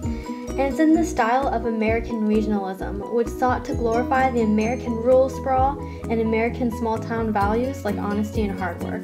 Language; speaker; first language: English; native; English